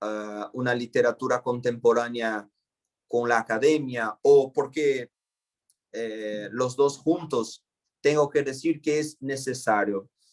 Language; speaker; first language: Spanish; non-native, fluent; Portuguese